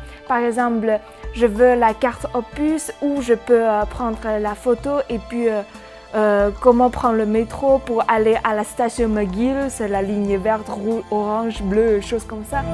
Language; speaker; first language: French; non-native, learner; Chinese